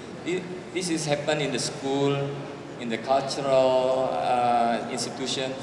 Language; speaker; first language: English; non-native, learner; Indonesian